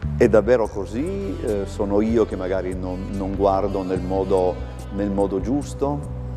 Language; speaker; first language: Italian; native; Italian